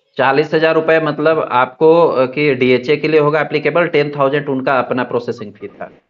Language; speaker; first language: Hindi; native; Hindi